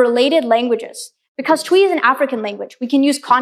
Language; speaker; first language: English; native; English